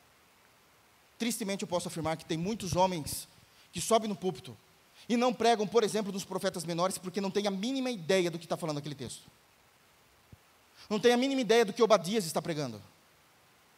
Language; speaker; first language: Portuguese; native; Portuguese